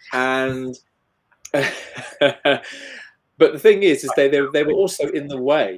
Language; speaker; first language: English; native; English